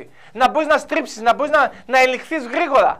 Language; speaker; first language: Greek; native; Greek